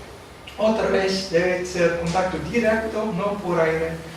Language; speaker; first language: Spanish; non-native, fluent; English